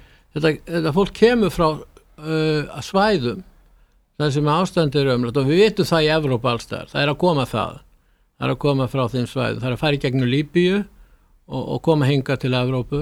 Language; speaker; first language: Icelandic; native; Icelandic